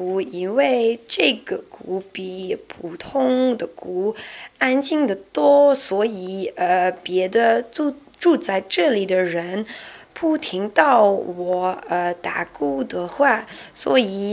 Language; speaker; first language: Chinese; non-native, learner; Dutch